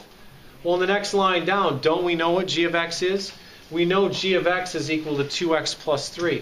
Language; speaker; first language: English; native; English